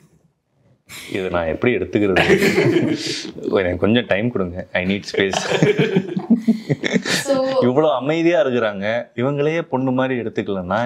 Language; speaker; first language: Tamil; native; Tamil